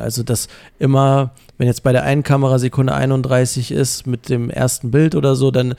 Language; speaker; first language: German; native; German